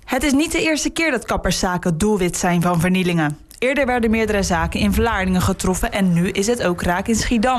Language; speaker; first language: Dutch; native; Dutch